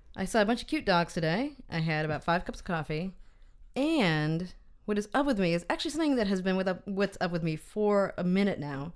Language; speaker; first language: English; native; English